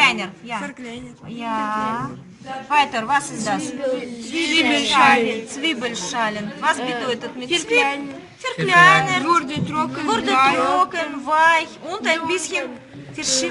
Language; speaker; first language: German; non-native, fluent; Russian